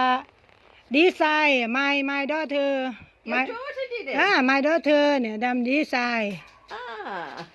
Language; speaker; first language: English; non-native, learner; Thai